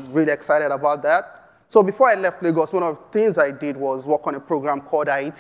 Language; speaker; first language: English; non-native, local second language; Yoruba